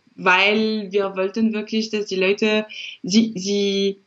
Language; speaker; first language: German; non-native, fluent; French